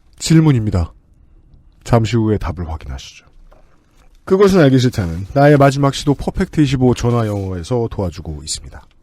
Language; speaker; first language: Korean; native; Korean